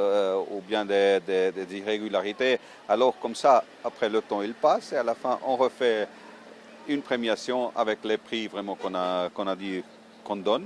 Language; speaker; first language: French; non-native, fluent; Italian